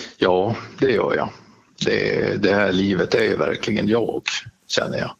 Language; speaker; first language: Swedish; native; Swedish